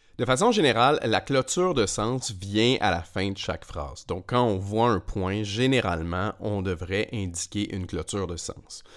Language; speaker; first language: French; native; French